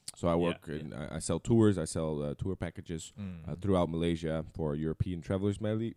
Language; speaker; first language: English; non-native, fluent; Dutch